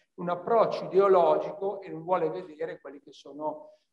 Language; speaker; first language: Italian; native; Italian